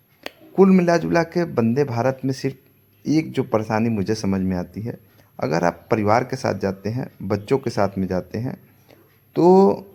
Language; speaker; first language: Hindi; native; Hindi